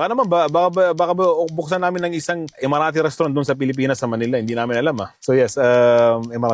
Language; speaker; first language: Filipino; early bilingual, heritage; Filipino